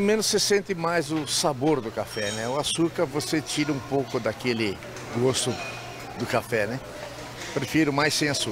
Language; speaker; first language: Portuguese; native; Portuguese